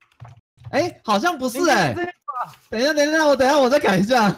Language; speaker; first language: Chinese; native; Chinese